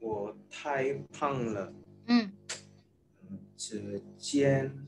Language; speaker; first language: Chinese; non-native, learner; Indonesian